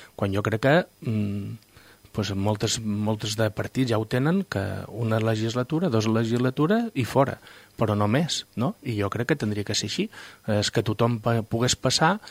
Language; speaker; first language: Catalan; native; Catalan